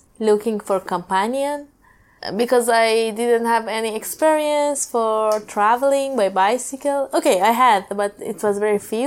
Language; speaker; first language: English; non-native, learner; Persian